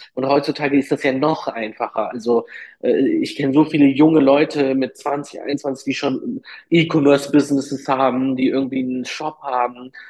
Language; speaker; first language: German; early bilingual, other home language; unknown